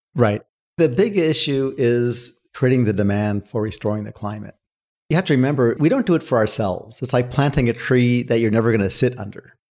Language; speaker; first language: English; native; English